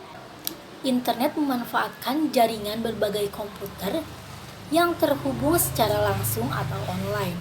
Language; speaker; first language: Indonesian; native; Indonesian